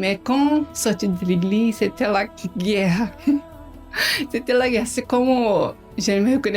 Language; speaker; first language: French; non-native, learner; Portuguese